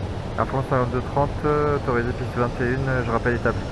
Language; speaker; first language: French; native; French